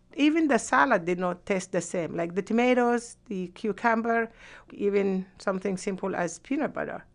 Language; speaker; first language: English; non-native, fluent; Arabic